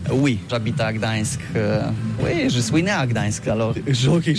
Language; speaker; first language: French; non-native, learner; Polish